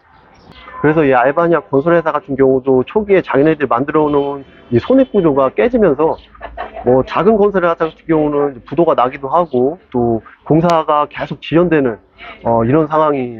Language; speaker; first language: Korean; native; Korean